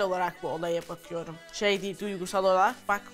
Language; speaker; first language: Turkish; native; Turkish